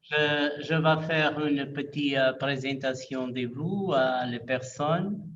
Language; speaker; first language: French; non-native, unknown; Portuguese